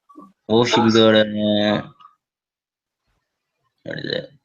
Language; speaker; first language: English; native; English